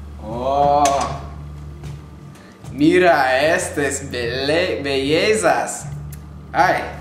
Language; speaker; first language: Spanish; non-native, learner; English